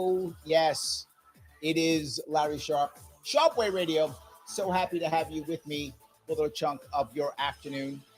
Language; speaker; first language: English; native; English